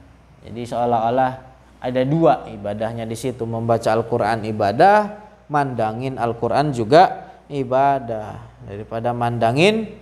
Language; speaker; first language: Indonesian; native; Indonesian